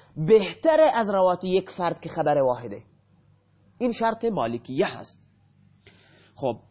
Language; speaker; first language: Persian; native; Persian